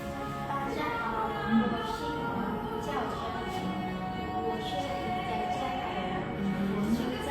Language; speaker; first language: Chinese; non-native, learner; Indonesian